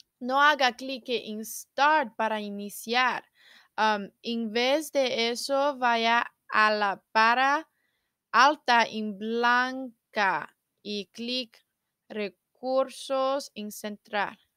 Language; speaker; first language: Spanish; non-native, learner; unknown